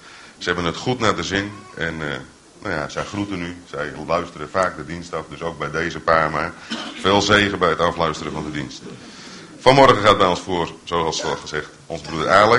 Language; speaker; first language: Dutch; native; Dutch